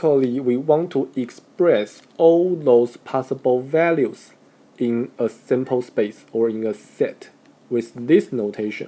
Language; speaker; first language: English; non-native, fluent; Chinese